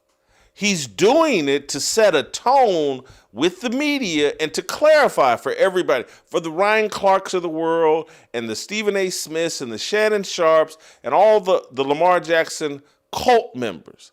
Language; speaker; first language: English; native; English